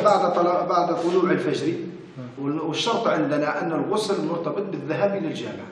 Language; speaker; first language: Arabic; native; Arabic